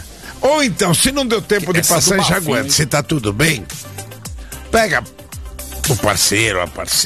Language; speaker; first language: Portuguese; native; Portuguese